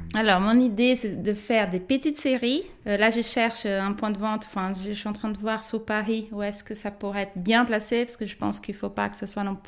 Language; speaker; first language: French; non-native, fluent; Portuguese